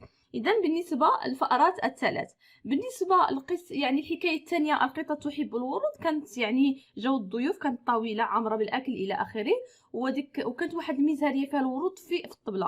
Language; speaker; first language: Arabic; native; Arabic